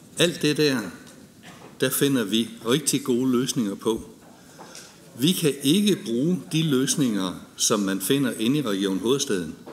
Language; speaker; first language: Danish; native; Danish